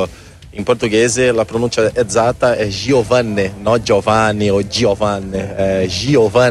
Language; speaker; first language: Italian; non-native, learner; Portuguese